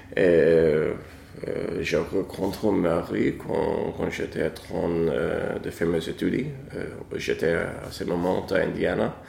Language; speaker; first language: French; non-native, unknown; English